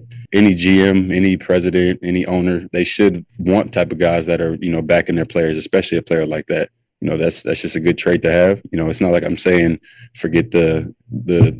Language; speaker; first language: English; native; English